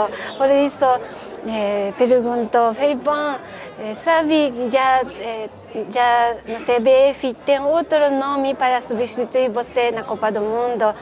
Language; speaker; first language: Portuguese; non-native, fluent; Japanese